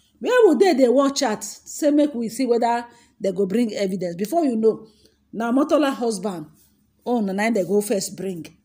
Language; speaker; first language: Nigerian Pidgin; non-native, local second language; Yoruba